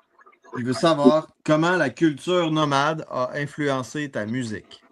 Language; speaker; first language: French; native; French